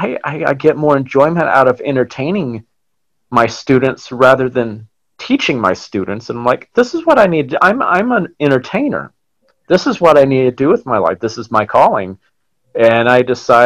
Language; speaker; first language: English; native; English